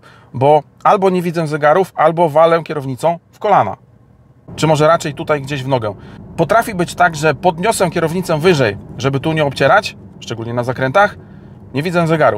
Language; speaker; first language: Polish; native; Polish